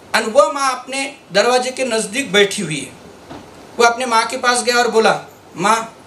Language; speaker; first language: Hindi; non-native, local second language; Marathi